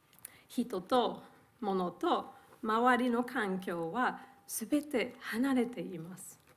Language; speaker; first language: Japanese; non-native, fluent; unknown